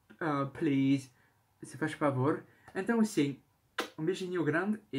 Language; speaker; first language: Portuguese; non-native, learner; French